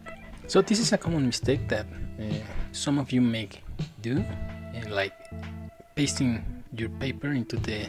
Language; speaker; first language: English; non-native, fluent; Spanish